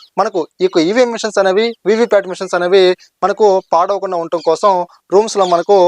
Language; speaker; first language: Telugu; native; Telugu